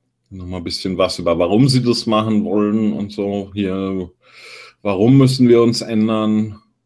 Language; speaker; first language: German; native; German